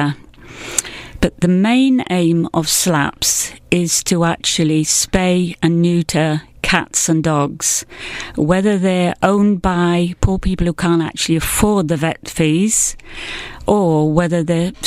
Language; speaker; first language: English; native; English